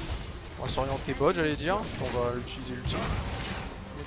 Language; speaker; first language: French; native; French